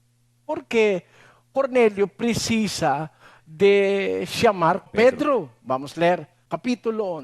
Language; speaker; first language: Portuguese; non-native, learner; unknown